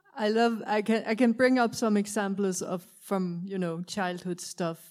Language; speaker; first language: English; non-native, fluent; Danish